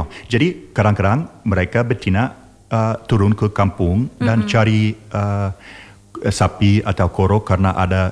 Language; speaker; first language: Indonesian; non-native, learner; English